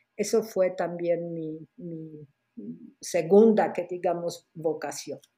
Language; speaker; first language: Spanish; non-native, fluent; Polish